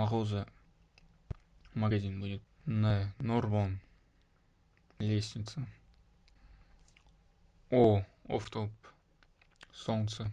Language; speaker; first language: Russian; non-native, local second language; Tajik